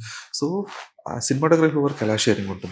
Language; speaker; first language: Telugu; native; Telugu